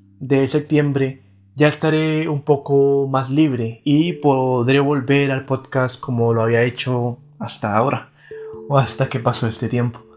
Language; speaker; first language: Spanish; native; Spanish